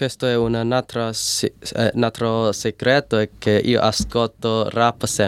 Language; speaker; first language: Italian; non-native, learner; Cantonese